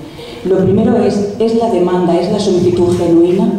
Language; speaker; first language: Spanish; native; Spanish